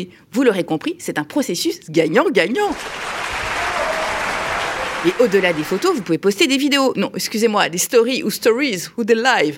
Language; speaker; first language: French; native; French